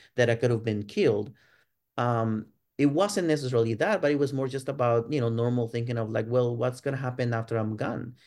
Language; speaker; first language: English; non-native, fluent; Spanish